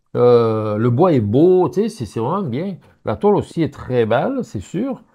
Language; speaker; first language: French; native; French